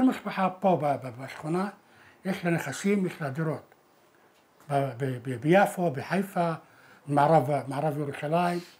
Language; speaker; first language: Hebrew; non-native, local second language; Arabic